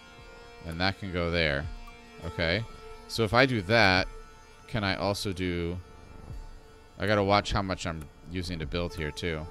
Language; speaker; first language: English; native; English